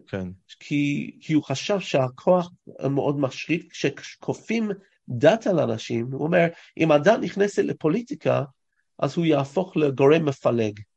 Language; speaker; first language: Hebrew; non-native, fluent; English